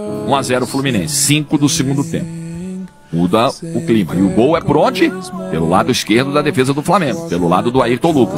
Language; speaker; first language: Portuguese; native; Portuguese